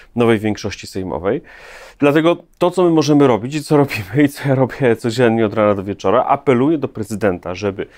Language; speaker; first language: Polish; native; Polish